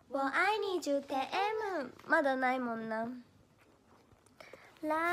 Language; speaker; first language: Japanese; native; Japanese